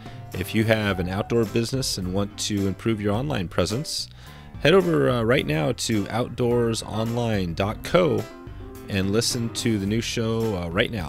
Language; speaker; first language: English; native; English